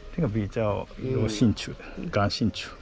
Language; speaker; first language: Chinese; non-native, learner; Japanese